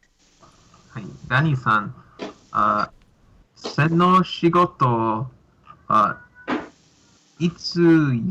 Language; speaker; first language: Japanese; non-native, learner; English